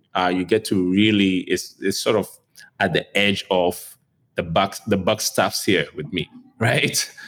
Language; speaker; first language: English; non-native, local second language; Akan